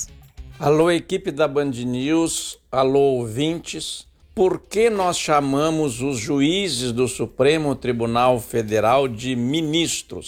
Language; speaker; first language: Portuguese; native; Portuguese